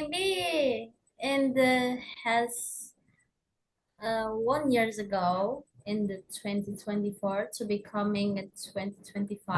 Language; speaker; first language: English; non-native, learner; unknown